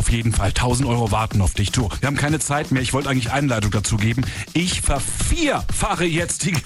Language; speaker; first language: German; native; German